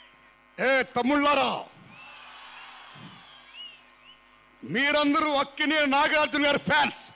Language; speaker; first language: Telugu; native; Telugu